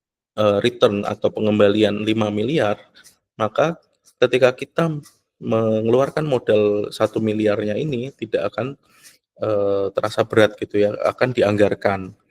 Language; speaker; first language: Indonesian; native; Indonesian